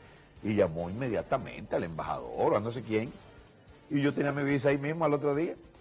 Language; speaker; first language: Spanish; native; Spanish